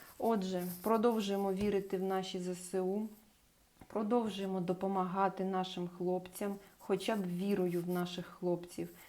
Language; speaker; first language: Ukrainian; non-native, local second language; Russian